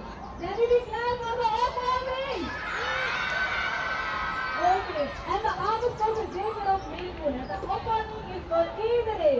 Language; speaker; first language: Dutch; non-native, learner; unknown